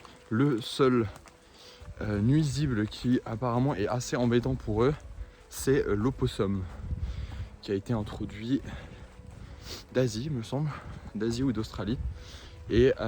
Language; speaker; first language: French; native; French